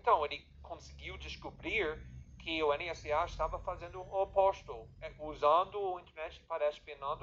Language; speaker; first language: Portuguese; non-native, fluent; English